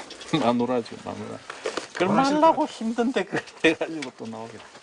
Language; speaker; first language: Korean; native; Korean